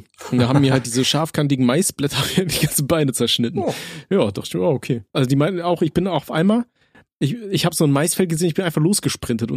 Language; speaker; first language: German; native; German